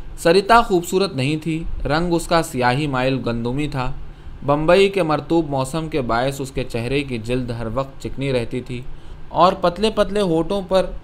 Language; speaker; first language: Urdu; native; Urdu